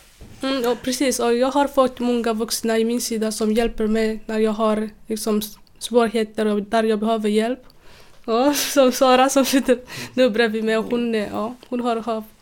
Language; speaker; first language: Swedish; non-native, fluent; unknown